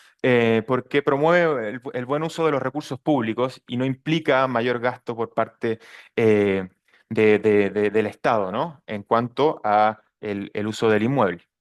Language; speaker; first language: Spanish; native; Spanish